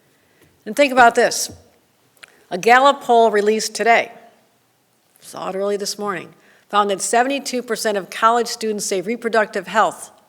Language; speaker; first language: English; native; English